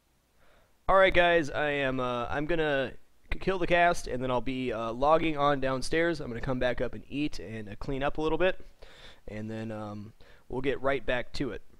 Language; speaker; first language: English; native; English